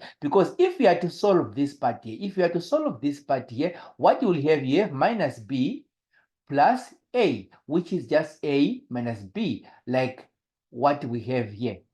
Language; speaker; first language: English; non-native, local second language; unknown